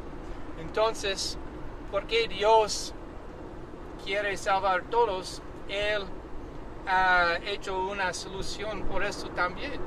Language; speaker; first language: Spanish; non-native, learner; English